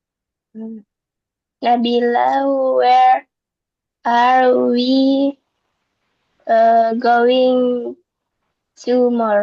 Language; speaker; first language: English; non-native, learner; Indonesian